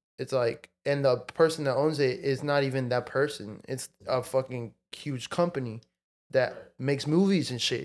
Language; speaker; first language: English; early bilingual, other home language; Spanish